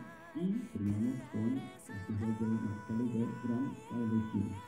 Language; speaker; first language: Spanish; non-native, fluent; Korean